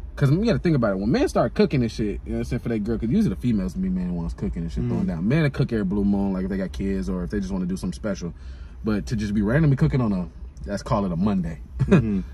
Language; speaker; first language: English; native; English